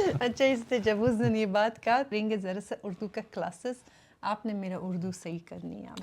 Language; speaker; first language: Urdu; non-native, fluent; Persian